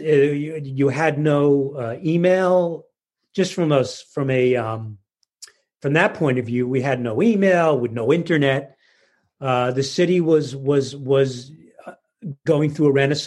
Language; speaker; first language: English; native; English